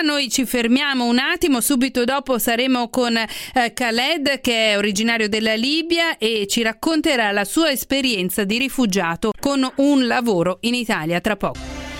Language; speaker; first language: Italian; native; Italian